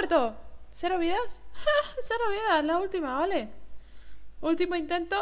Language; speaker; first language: Spanish; native; Spanish